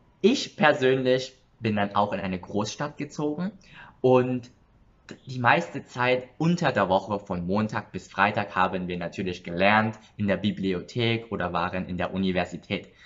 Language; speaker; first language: German; early bilingual, other home language; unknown